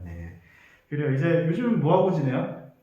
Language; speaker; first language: Korean; native; Korean